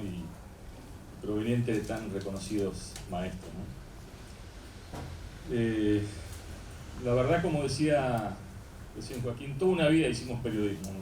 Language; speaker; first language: Spanish; native; Spanish